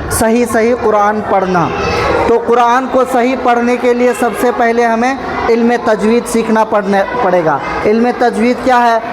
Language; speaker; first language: Urdu; native; Urdu